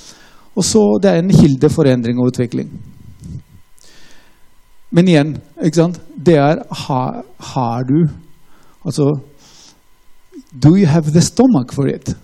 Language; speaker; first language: Norwegian; non-native, fluent; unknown